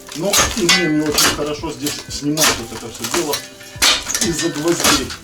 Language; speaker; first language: Russian; native; Russian